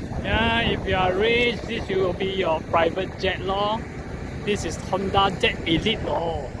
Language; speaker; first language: English; non-native, local second language; Chinese